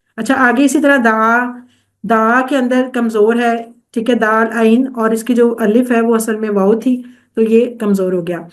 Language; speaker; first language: Urdu; native; Urdu